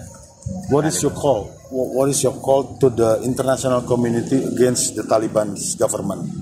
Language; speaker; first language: English; non-native, learner; Indonesian